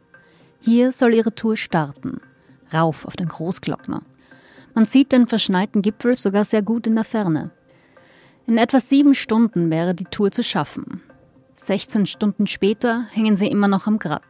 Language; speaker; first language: German; native; German